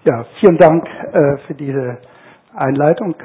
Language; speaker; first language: German; non-native, fluent; English